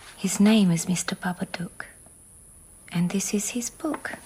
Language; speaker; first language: English; non-native, fluent; Danish